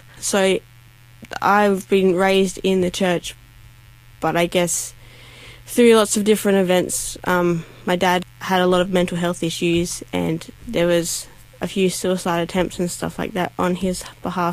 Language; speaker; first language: English; native; English